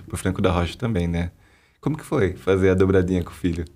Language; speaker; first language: Portuguese; native; Portuguese